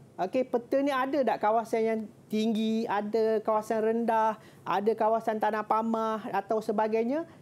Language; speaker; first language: Malay; native; Malay